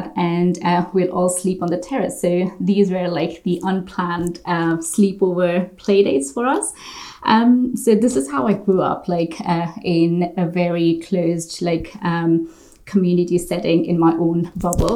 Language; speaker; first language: English; non-native, local second language; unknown